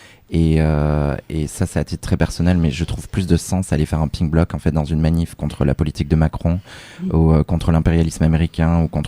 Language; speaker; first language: French; native; French